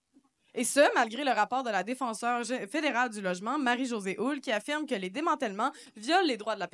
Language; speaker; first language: French; native; French